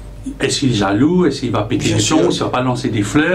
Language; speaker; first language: French; non-native, local second language; Morisyen